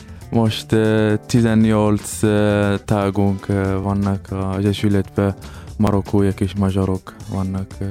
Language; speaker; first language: Hungarian; non-native, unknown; Arabic